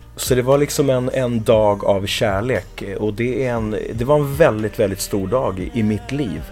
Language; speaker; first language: Swedish; early bilingual, other home language; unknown